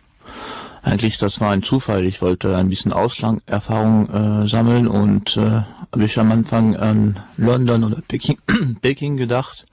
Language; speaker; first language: German; non-native, fluent; French